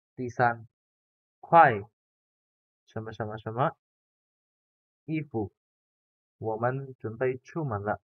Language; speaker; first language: Chinese; non-native, fluent; Indonesian